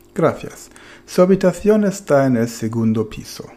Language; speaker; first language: Spanish; non-native, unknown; German